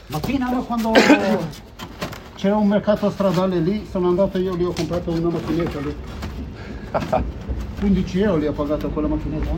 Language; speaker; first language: Italian; non-native, learner; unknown